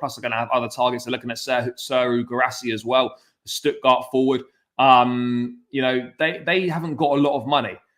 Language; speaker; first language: English; native; English